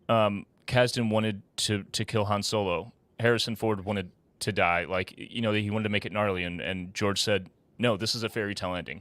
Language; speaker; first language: English; native; English